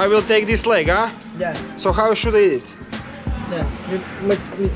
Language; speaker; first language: English; non-native, learner; Serbian